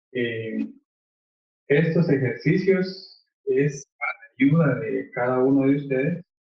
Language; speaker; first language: Spanish; native; Spanish